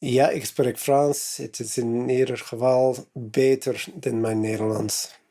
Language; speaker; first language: Dutch; non-native, learner; English